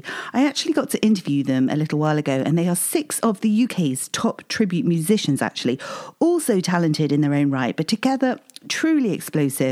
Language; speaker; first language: English; native; English